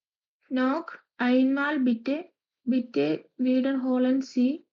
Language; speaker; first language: German; non-native, learner; Malayalam